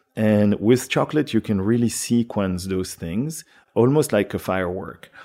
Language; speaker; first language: English; non-native, fluent; French